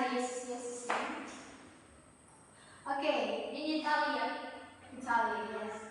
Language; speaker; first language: English; non-native, learner; Indonesian